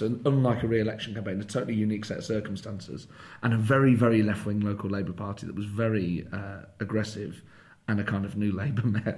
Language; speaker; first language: English; native; English